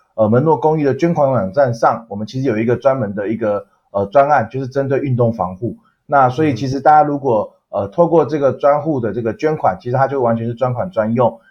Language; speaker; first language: Chinese; native; Chinese